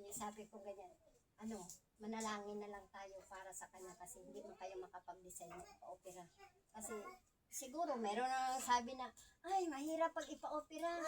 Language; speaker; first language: Filipino; non-native, local second language; Cebuano